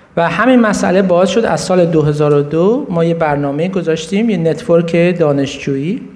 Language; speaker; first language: Persian; native; Persian